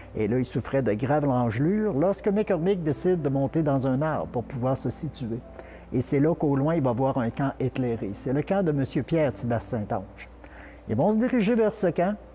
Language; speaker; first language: French; native; French